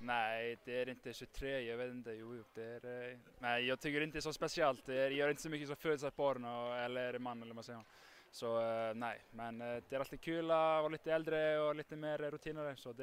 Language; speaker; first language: Swedish; non-native, fluent; Icelandic